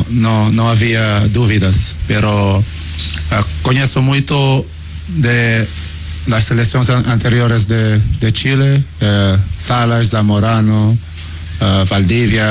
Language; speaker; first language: Spanish; non-native, learner; Portuguese